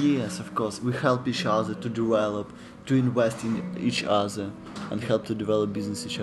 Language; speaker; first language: English; non-native, learner; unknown